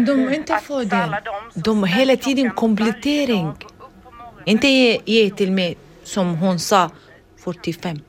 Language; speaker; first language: Swedish; non-native, learner; Arabic